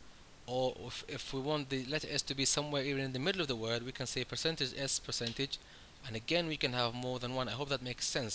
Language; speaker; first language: English; non-native, fluent; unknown